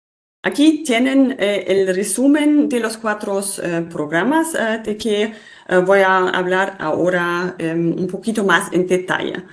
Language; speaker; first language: Spanish; non-native, fluent; German